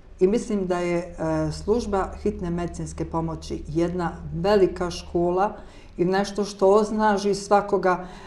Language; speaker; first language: Croatian; native; Croatian